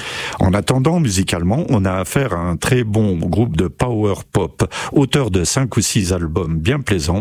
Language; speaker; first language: French; native; French